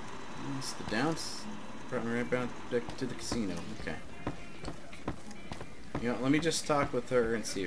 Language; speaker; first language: English; native; English